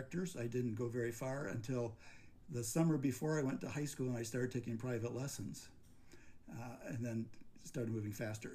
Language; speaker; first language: English; native; English